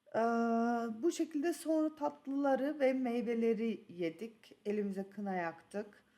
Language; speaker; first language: Turkish; early bilingual, other home language; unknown